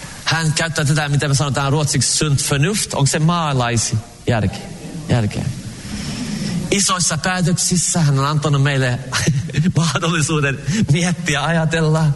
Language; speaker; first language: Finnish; early bilingual, heritage; Finnish